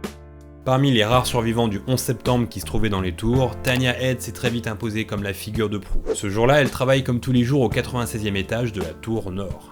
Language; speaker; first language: French; native; French